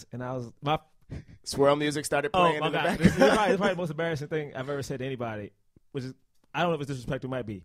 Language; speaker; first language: English; native; English